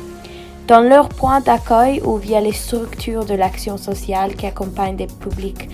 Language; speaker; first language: French; non-native, fluent; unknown